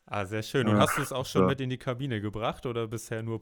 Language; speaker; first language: German; native; German